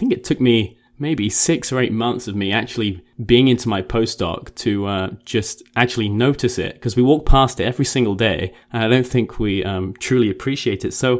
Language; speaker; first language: English; native; English